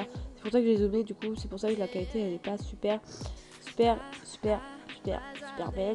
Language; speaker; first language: French; native; French